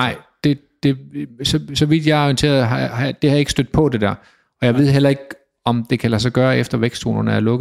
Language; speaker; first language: Danish; native; Danish